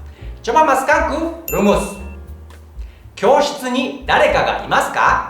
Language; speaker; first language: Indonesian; non-native, fluent; Japanese